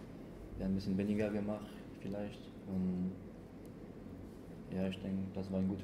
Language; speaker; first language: German; non-native, fluent; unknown